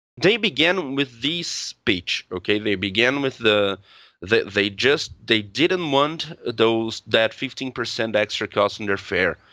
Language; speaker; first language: English; non-native, fluent; Portuguese